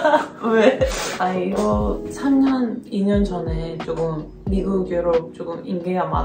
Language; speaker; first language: Korean; non-native, learner; Dutch